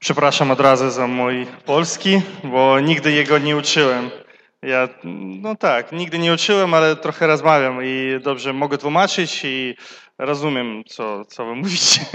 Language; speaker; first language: Polish; non-native, learner; Russian